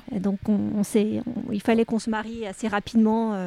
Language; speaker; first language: French; native; French